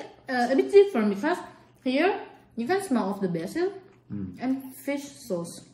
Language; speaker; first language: English; non-native, fluent; Indonesian